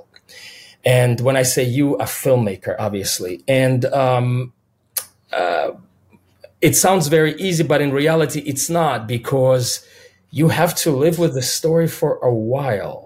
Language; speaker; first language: English; non-native, fluent; Russian